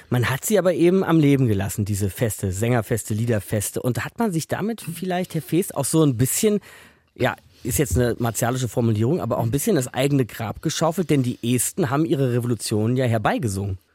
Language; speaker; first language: German; native; German